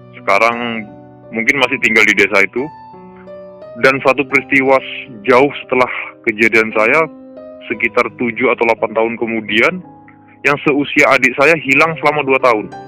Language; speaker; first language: Indonesian; native; Indonesian